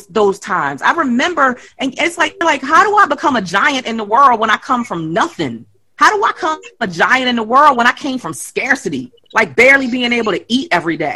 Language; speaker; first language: English; native; English